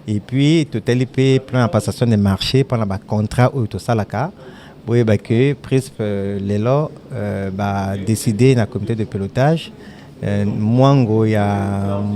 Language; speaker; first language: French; non-native, local second language; Lingala